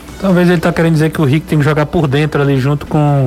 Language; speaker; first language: Portuguese; native; Portuguese